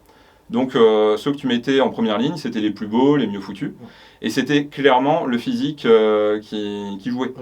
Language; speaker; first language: French; native; French